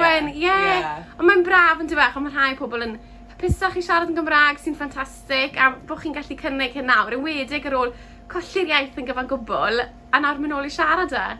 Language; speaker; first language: Welsh; native; Welsh